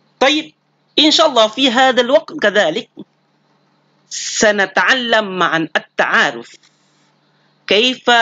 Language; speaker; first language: Arabic; non-native, fluent; Indonesian